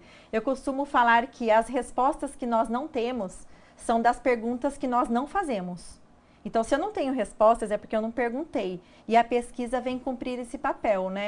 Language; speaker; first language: Portuguese; native; Portuguese